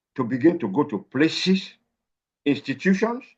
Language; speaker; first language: English; non-native, local second language; Yoruba